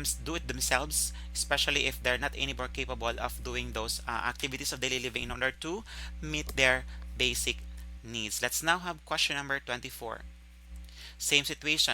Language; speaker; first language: English; non-native, local second language; Filipino